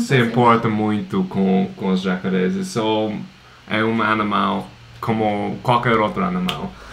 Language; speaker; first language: Portuguese; non-native, fluent; English